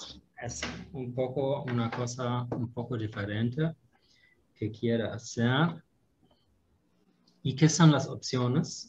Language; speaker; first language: Spanish; non-native, fluent; German